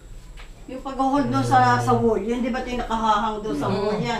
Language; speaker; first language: Filipino; native; Filipino